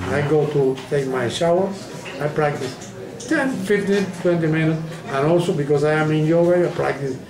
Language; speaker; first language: English; non-native, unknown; Spanish